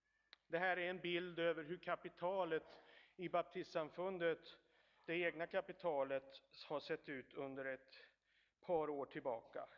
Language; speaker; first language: Swedish; native; Swedish